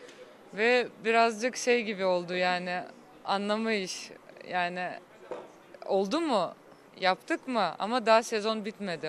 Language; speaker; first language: Turkish; non-native, fluent; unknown